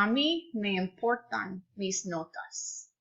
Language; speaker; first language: Spanish; non-native, fluent; English